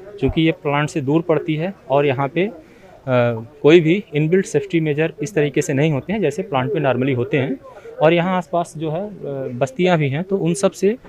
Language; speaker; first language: Hindi; native; Hindi